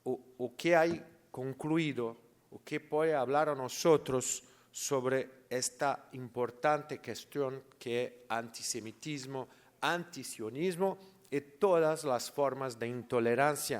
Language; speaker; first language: Spanish; non-native, learner; Portuguese